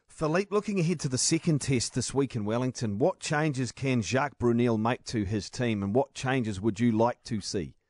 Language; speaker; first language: English; native; English